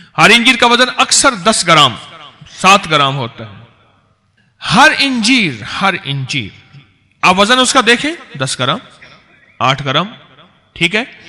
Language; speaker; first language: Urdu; native; Urdu